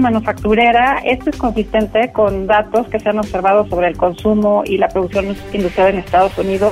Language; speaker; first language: Spanish; native; Spanish